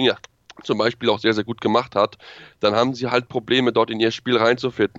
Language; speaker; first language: German; native; German